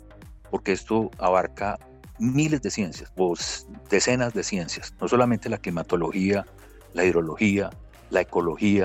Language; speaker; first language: Spanish; native; Spanish